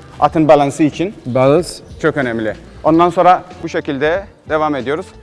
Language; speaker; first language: Turkish; native; Turkish